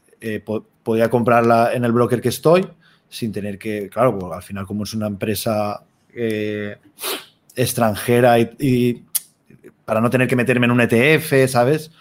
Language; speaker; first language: Spanish; native; Spanish